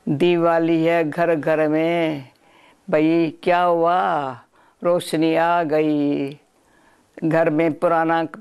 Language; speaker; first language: Urdu; non-native, local second language; Sindhi